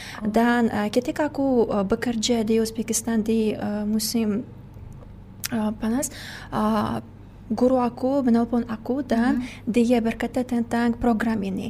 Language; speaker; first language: Indonesian; non-native, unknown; Uzbek